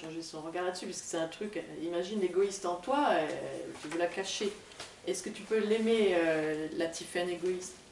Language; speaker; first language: French; native; French